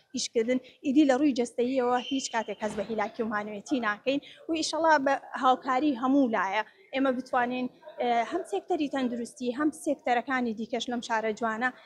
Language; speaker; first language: Central Kurdish; native; Central Kurdish